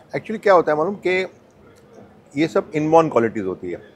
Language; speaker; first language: Hindi; non-native, local second language; Gujarati